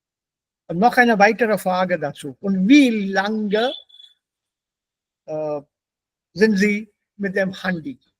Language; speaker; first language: German; non-native, fluent; Hindi